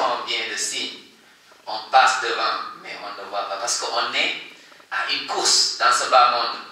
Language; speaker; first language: French; non-native, local second language; Wolof